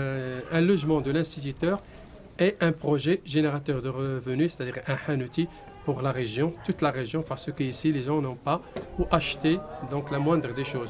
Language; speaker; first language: French; non-native, local second language; Arabic